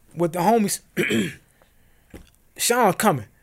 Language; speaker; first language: English; native; English